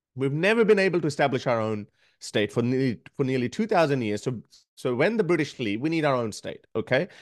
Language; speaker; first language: English; non-native, local second language; Urdu